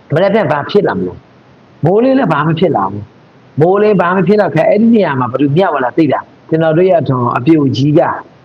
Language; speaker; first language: Burmese; non-native, local second language; Mon